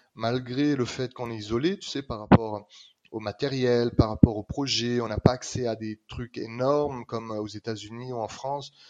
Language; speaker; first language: French; native; French